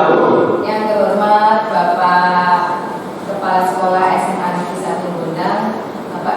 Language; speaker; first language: Indonesian; non-native, local second language; Javanese